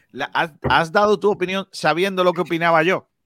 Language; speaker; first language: Spanish; native; Spanish